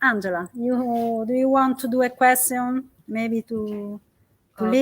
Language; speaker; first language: English; non-native, fluent; Italian